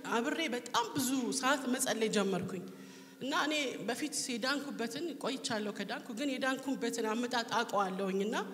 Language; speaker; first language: Amharic; native; Amharic